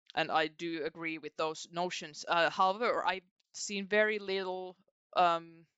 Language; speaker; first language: English; non-native, fluent; Finnish